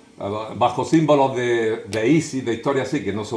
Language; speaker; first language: Spanish; native; Spanish